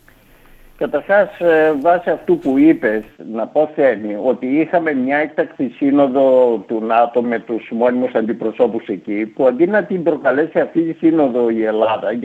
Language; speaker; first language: Greek; native; Greek